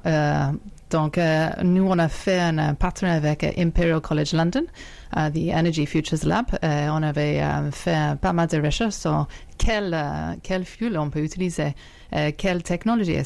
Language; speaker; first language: French; non-native, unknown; English